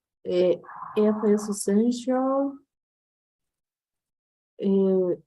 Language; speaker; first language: English; non-native, learner; Spanish